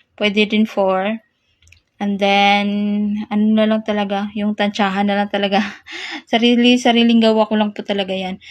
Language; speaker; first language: Filipino; non-native, local second language; Cebuano